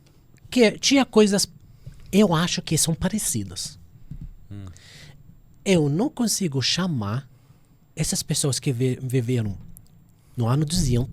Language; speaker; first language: Portuguese; non-native, fluent; Arabic